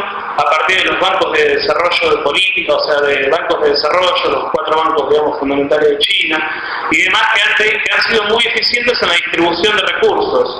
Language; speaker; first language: Spanish; native; Spanish